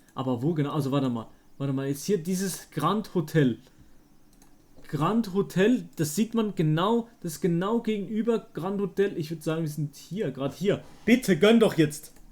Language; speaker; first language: German; native; German